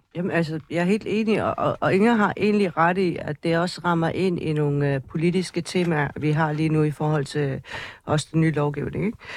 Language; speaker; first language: Danish; early bilingual, other home language; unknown